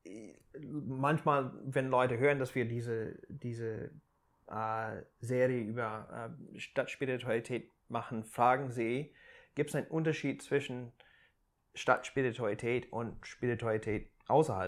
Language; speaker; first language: German; non-native, fluent; English